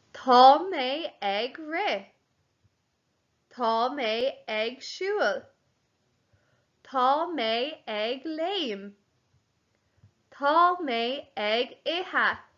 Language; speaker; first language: Irish; non-native, local second language; English